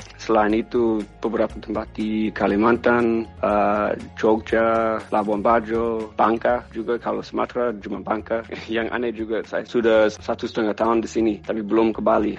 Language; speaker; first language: Indonesian; non-native, fluent; English